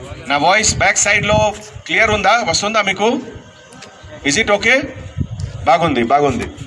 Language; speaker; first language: Telugu; non-native, fluent; Hindi